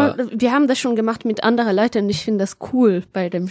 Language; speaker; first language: German; non-native, fluent; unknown